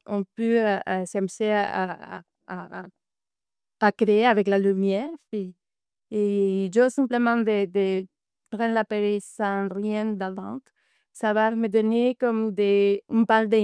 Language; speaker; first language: French; non-native, fluent; Spanish